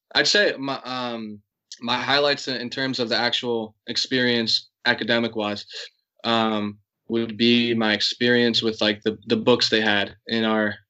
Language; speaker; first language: English; native; English